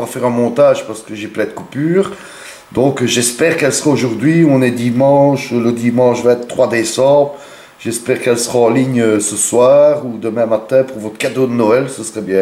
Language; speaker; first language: French; native; French